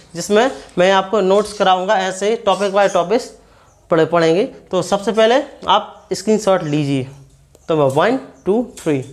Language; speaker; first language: Hindi; native; Hindi